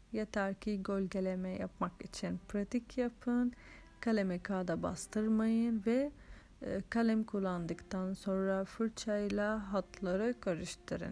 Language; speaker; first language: Turkish; non-native, fluent; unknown